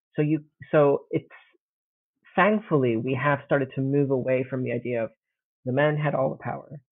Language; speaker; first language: English; early bilingual, heritage; Italian